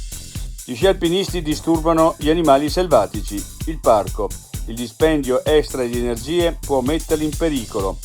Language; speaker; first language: Italian; native; Italian